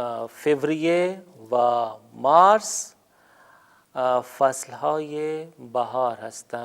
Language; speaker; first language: Persian; non-native, fluent; Urdu